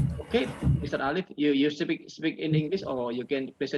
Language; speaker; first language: English; non-native, learner; Indonesian